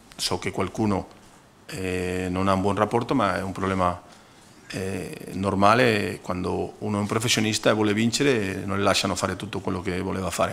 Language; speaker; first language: Italian; non-native, fluent; Spanish